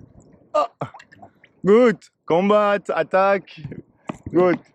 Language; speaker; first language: English; non-native, learner; French